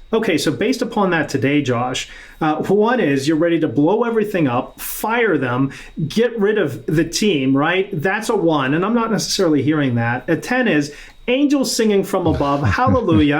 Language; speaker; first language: English; native; English